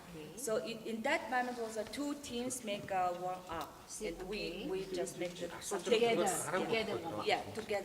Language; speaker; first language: English; non-native, learner; Mongolian